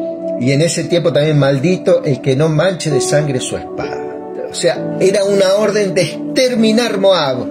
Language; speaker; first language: Spanish; native; Spanish